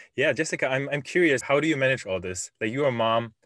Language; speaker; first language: English; non-native, fluent; German